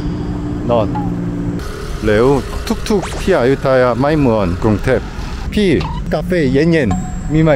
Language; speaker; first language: Thai; non-native, learner; Korean